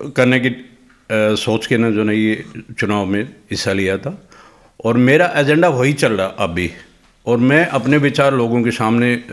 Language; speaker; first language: Hindi; native; Hindi